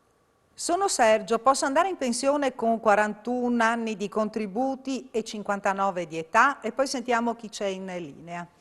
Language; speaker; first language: Italian; native; Italian